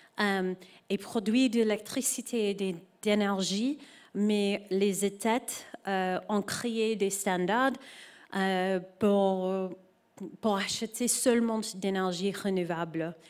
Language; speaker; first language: French; non-native, learner; English